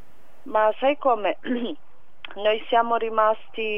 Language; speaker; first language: Italian; non-native, fluent; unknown